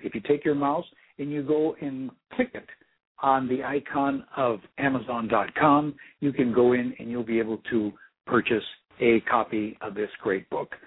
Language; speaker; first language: English; early bilingual, other home language; Spanish